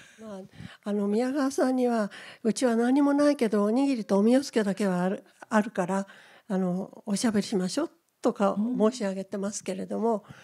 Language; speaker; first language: Japanese; native; Japanese